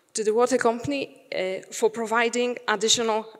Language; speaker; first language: English; non-native, fluent; Polish